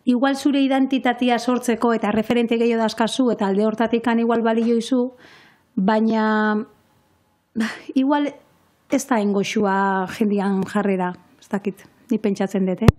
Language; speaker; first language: Basque; native; Basque